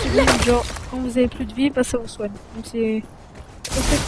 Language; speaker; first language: French; native; French